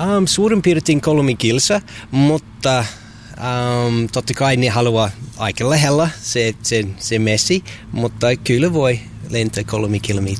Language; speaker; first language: Finnish; non-native, learner; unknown